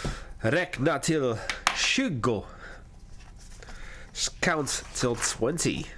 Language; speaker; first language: Swedish; non-native, learner; English